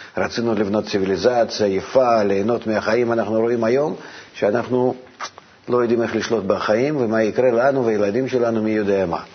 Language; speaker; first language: Hebrew; non-native, fluent; Russian